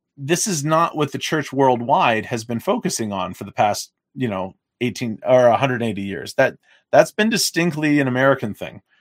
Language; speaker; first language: English; native; English